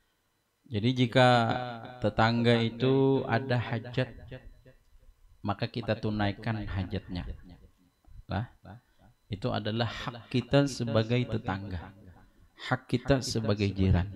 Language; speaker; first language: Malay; non-native, local second language; Banjar